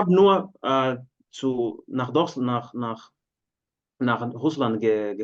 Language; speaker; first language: German; non-native, learner; Portuguese